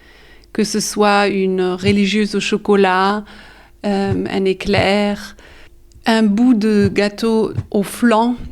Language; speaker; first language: French; early bilingual, heritage; French